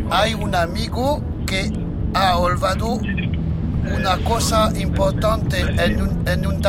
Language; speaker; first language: Spanish; non-native, learner; French